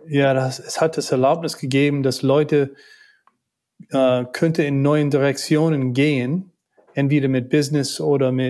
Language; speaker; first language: German; non-native, learner; English